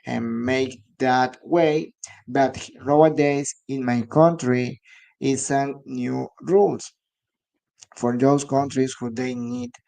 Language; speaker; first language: English; non-native, learner; Spanish